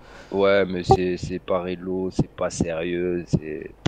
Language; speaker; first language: French; native; French